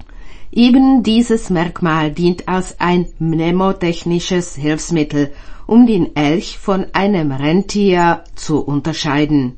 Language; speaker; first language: German; native; German